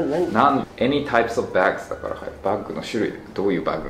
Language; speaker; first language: Japanese; native; Japanese